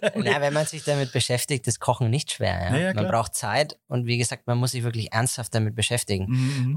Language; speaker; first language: German; native; German